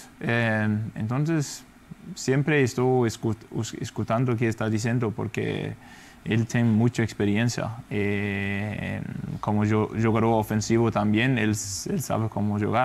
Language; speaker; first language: Spanish; non-native, fluent; Danish